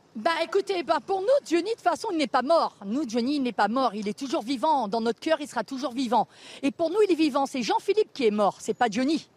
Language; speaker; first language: French; native; French